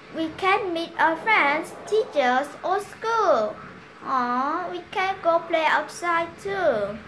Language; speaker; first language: English; non-native, learner; Vietnamese